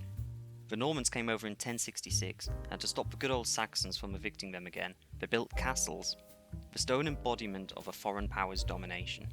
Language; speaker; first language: English; native; English